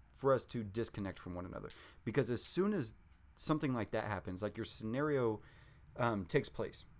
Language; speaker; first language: English; native; English